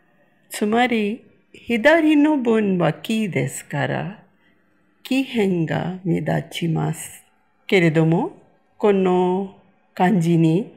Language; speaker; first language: Japanese; non-native, fluent; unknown